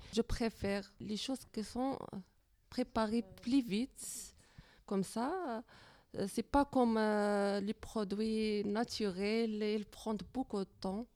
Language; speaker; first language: French; non-native, learner; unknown